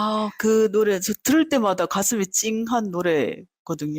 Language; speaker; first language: Korean; native; Korean